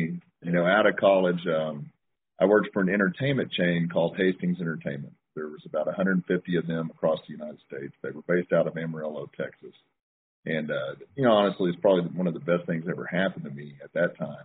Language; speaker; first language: English; native; English